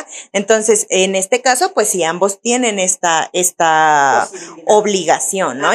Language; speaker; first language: Spanish; native; Spanish